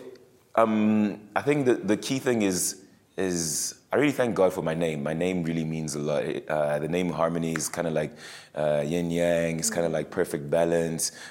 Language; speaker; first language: English; early bilingual, other home language; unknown